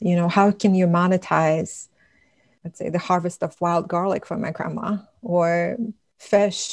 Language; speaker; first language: English; non-native, fluent; Buriat